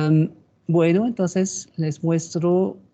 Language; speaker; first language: Spanish; non-native, fluent; French